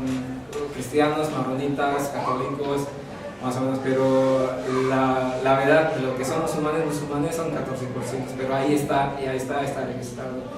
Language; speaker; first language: Spanish; non-native, fluent; Javanese